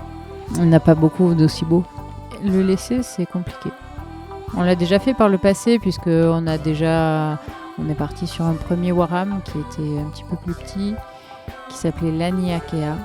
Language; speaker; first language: French; native; French